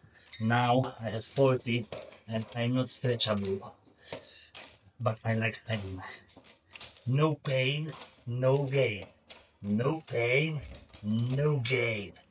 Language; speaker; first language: English; non-native, learner; Polish